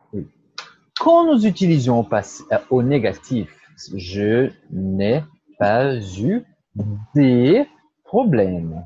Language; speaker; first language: French; non-native, fluent; Portuguese